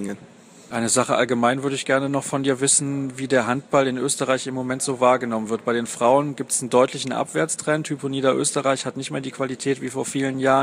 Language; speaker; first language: German; native; German